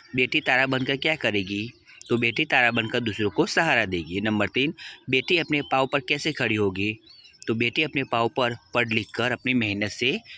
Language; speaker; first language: Hindi; non-native, local second language; Gujarati